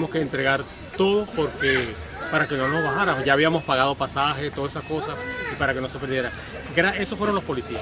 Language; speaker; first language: Spanish; native; Spanish